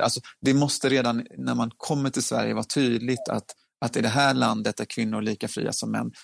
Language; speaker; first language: Swedish; native; Swedish